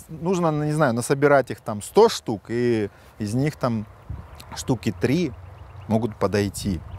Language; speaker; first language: Russian; native; Russian